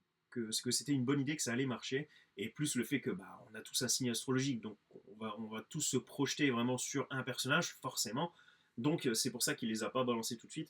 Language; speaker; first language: French; native; French